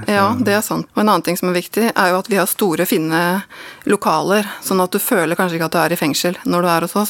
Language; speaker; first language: Norwegian; native; Norwegian